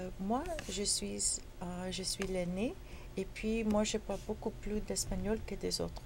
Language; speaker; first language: French; non-native, fluent; Spanish